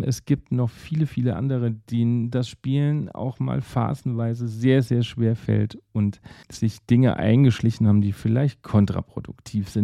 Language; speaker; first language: German; native; German